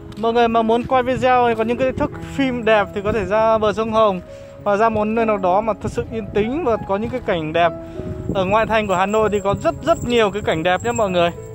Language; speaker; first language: Vietnamese; non-native, local second language; Hmong